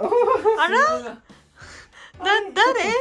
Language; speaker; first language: Japanese; native; Japanese